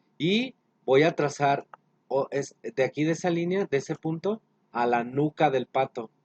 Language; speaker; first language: Spanish; native; Spanish